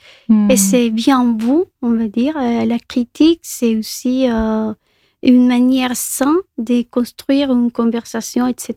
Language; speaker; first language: French; non-native, local second language; Spanish